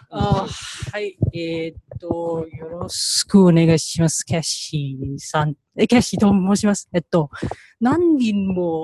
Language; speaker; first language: Japanese; non-native, learner; Chinese